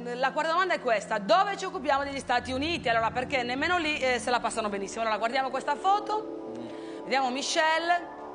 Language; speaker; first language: Italian; native; Italian